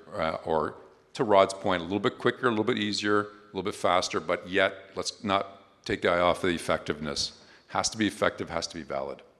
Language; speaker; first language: English; native; English